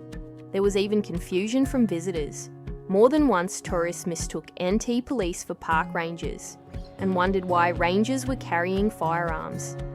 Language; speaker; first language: English; native; English